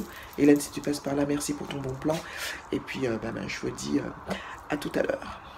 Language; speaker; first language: French; native; French